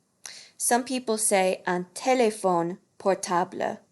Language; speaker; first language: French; non-native, fluent; English